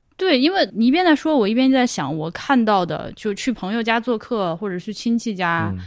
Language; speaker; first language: Chinese; native; Chinese